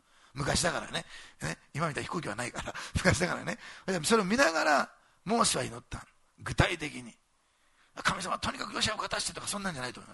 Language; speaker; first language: Japanese; native; Japanese